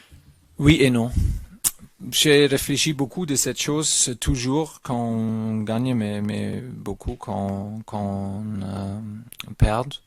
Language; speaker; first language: French; non-native, learner; German